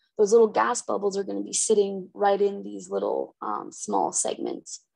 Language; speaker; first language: English; native; English